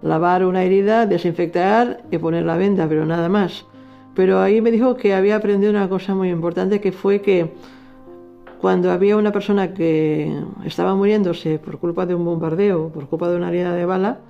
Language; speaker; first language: Spanish; native; Spanish